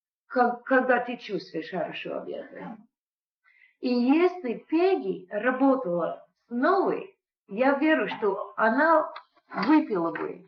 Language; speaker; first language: Russian; non-native, fluent; English